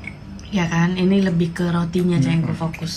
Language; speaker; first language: Indonesian; native; Indonesian